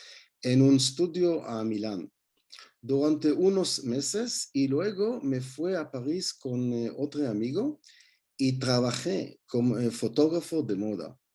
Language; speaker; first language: Spanish; non-native, learner; Hebrew